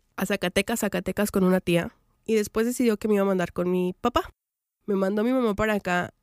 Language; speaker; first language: Spanish; native; Spanish